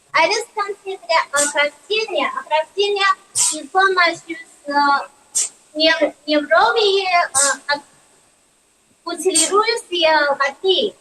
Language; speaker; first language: Russian; non-native, learner; Chinese